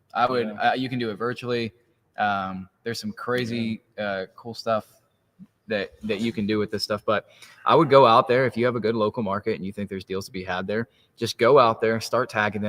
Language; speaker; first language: English; native; English